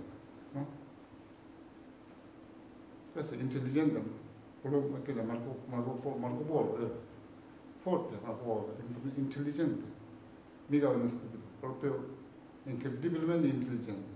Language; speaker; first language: Italian; non-native, learner; Tibetan